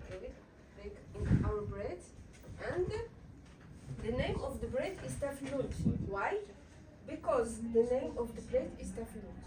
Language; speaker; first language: English; non-native, fluent; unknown